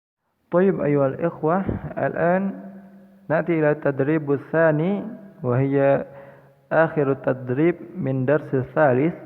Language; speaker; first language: Arabic; non-native, fluent; Indonesian